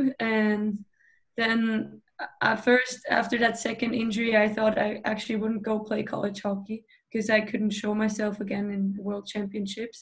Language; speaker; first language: English; non-native, fluent; Swiss German